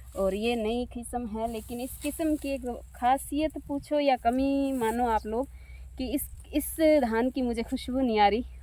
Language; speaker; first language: Hindi; native; Hindi